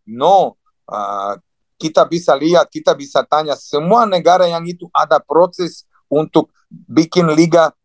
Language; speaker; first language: Indonesian; non-native, fluent; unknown